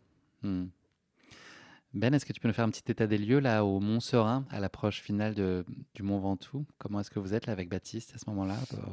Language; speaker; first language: French; native; French